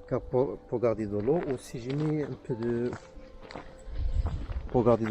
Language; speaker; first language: French; non-native, learner; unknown